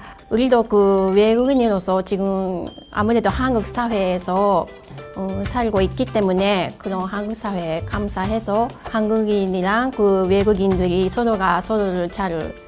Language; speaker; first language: Korean; non-native, fluent; Japanese